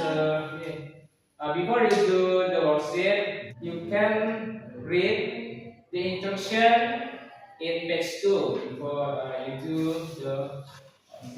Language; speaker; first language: English; non-native, learner; Indonesian